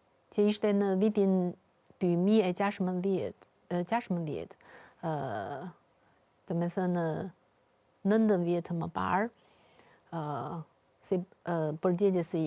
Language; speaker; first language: Albanian; non-native, fluent; Chinese